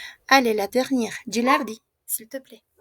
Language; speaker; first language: French; non-native, fluent; Spanish